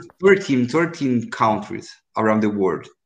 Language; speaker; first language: English; non-native, learner; Portuguese